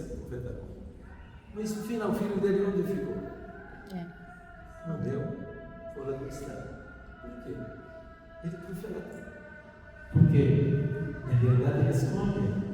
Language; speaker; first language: Portuguese; non-native, fluent; Arabic